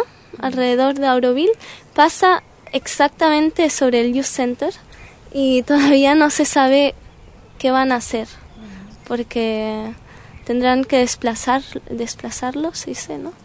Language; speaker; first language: Spanish; early bilingual, heritage; Spanish